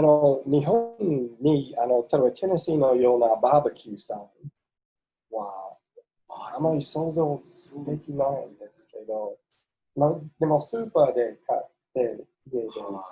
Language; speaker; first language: Japanese; non-native, fluent; English